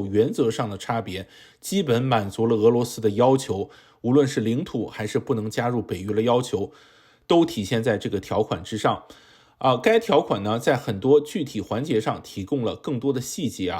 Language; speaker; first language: Chinese; native; Chinese